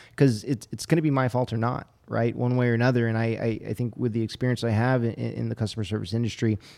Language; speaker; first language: English; native; English